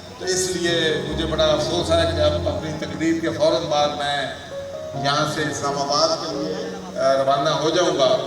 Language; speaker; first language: Urdu; non-native, local second language; Punjabi